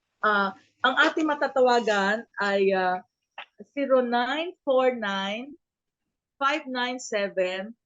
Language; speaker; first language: Filipino; native; Filipino